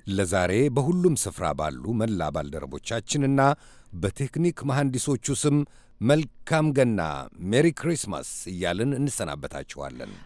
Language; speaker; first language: Amharic; native; Amharic